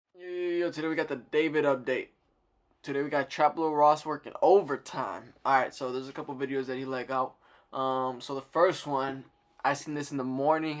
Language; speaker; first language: English; native; English